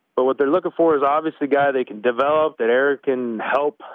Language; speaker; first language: English; native; English